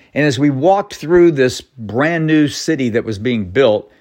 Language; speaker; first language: English; native; English